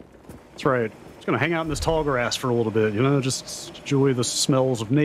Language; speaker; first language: English; native; English